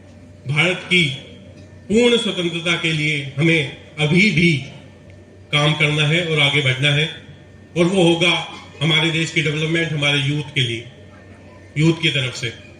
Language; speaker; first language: Hindi; native; Hindi